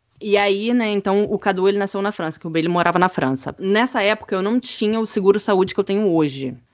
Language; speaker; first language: Portuguese; native; Portuguese